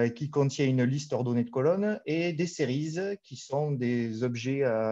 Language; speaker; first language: French; native; French